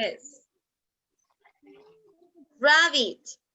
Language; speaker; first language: English; non-native, fluent; Spanish